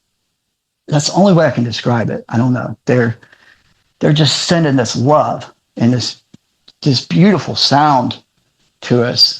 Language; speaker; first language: English; native; English